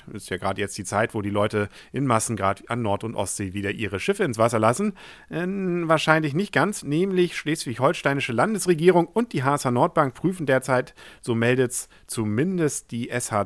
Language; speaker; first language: German; native; German